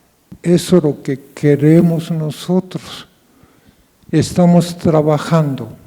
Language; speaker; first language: Spanish; non-native, fluent; Japanese